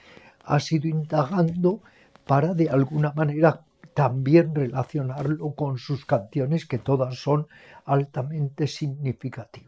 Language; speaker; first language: Spanish; native; Spanish